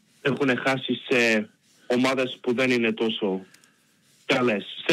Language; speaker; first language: Greek; early bilingual, heritage; Greek